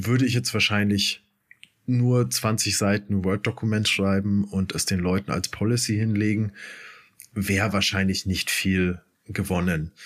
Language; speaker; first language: German; native; German